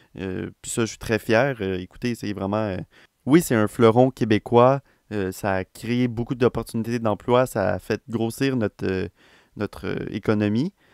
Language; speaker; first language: French; native; French